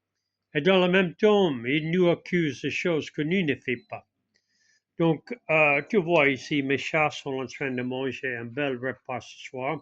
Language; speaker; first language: French; non-native, fluent; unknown